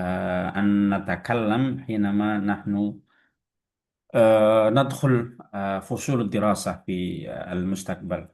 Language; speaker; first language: Arabic; non-native, fluent; Indonesian